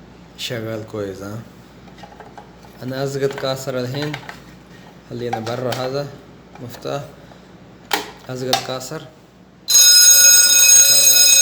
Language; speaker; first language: Arabic; non-native, learner; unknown